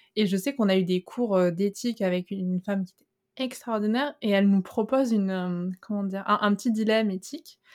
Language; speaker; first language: French; native; French